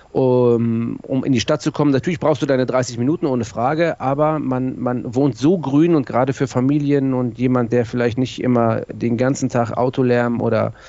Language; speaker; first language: German; native; German